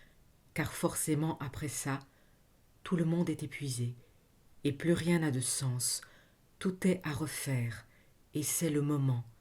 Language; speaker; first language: French; native; French